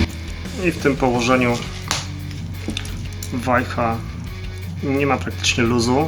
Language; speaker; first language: Polish; native; Polish